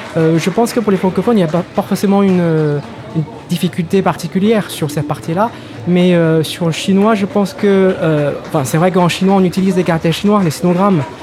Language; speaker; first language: French; non-native, fluent; Chinese